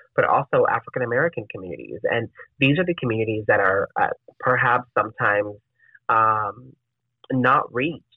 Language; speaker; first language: English; non-native, fluent; Spanish